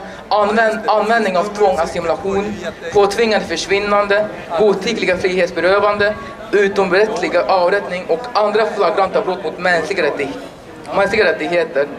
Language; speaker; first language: Swedish; non-native, learner; Uyghur